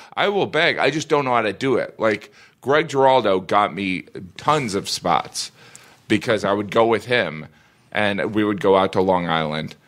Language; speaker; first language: English; native; English